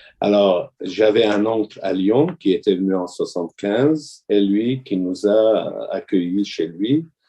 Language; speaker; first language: French; non-native, fluent; Armenian